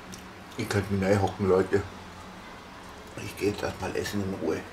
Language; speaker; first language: German; native; German